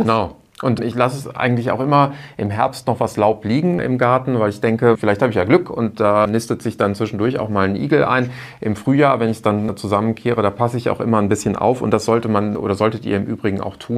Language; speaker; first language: German; native; German